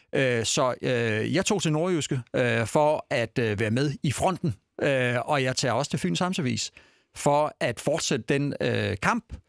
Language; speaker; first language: Danish; native; Danish